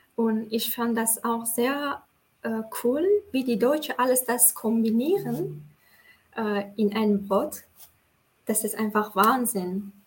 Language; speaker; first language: German; non-native, fluent; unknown